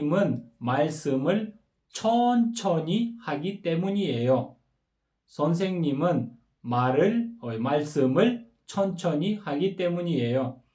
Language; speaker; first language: Korean; non-native, fluent; Kyrgyz